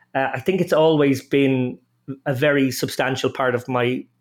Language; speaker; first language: English; native; English